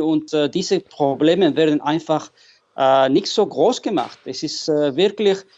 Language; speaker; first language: German; non-native, fluent; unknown